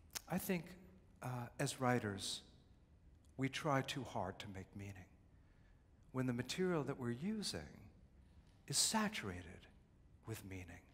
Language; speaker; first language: English; native; English